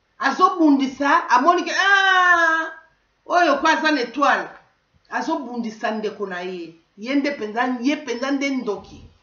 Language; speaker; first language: Lingala; non-native, local second language; Kongo